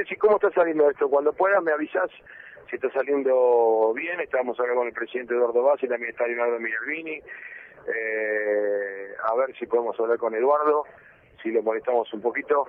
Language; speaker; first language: Spanish; native; Spanish